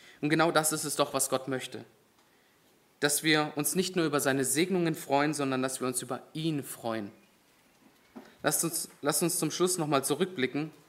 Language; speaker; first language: German; native; German